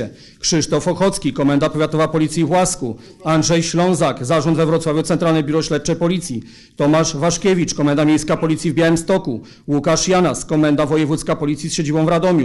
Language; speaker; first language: Polish; native; Polish